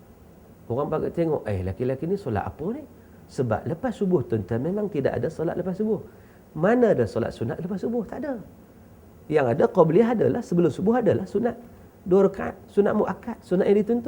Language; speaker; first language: Malay; native; Malay